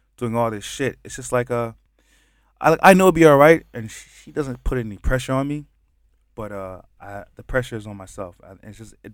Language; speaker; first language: English; early bilingual, other home language; Haitian Creole